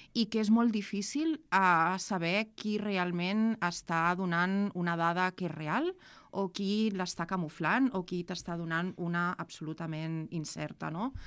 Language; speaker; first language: Catalan; non-native, local second language; Spanish